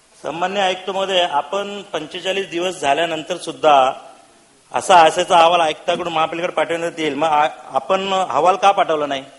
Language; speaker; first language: Marathi; non-native, local second language; Hindi